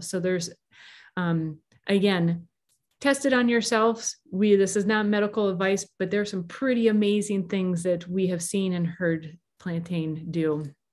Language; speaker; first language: English; native; English